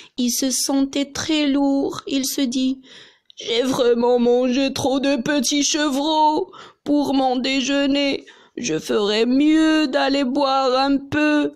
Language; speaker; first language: French; non-native, local second language; Arabic